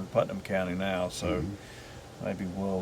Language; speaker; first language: English; native; English